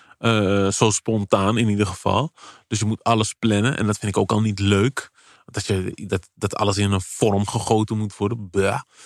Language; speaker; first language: Dutch; early bilingual, other home language; Kabuverdianu